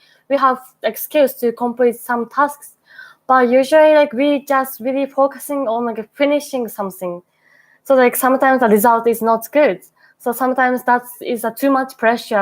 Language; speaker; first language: English; non-native, learner; Japanese